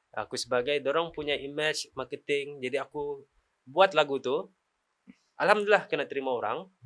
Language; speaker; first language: Malay; native; Malay